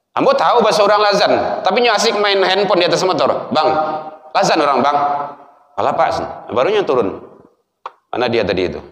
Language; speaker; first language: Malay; non-native, local second language; Minangkabau